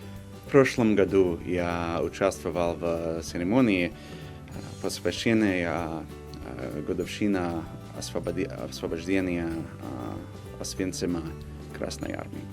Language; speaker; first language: Russian; non-native, fluent; English